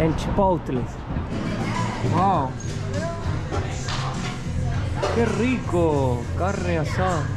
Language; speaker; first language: Spanish; native; Spanish